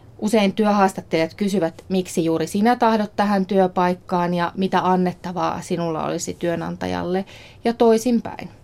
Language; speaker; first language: Finnish; native; Finnish